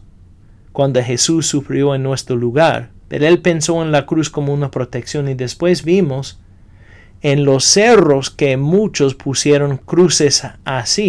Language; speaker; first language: Spanish; non-native, fluent; English